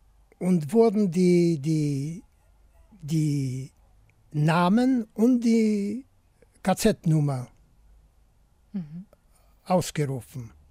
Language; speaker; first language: German; non-native, fluent; Polish